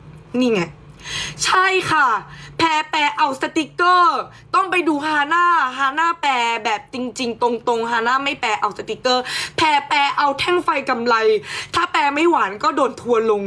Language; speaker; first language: Thai; native; Thai